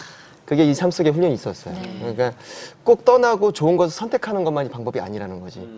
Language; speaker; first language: Korean; native; Korean